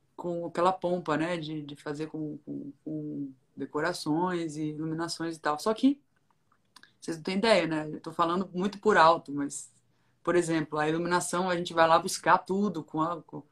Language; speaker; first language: Portuguese; native; Portuguese